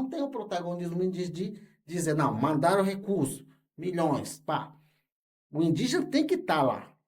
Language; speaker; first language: Portuguese; non-native, local second language; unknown